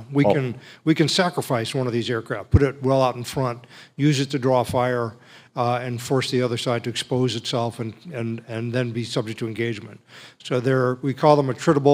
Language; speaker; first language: English; native; English